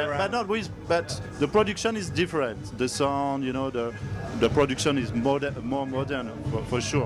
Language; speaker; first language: English; non-native, learner; French